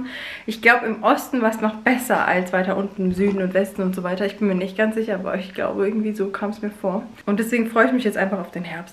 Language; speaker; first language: German; native; German